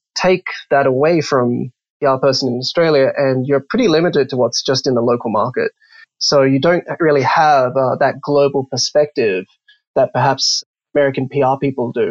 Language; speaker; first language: English; native; English